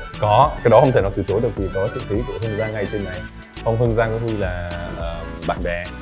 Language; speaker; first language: Vietnamese; early bilingual, heritage; Vietnamese